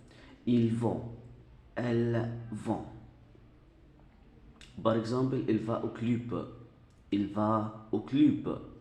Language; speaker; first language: French; non-native, fluent; Arabic